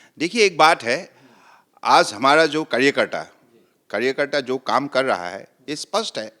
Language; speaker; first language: Hindi; non-native, local second language; Assamese